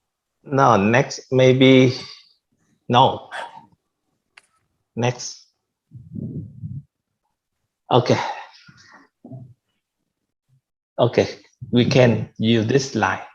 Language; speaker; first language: English; non-native, fluent; Vietnamese